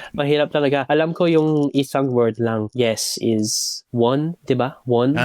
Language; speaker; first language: Filipino; non-native, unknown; English